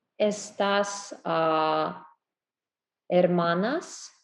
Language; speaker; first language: Spanish; non-native, learner; English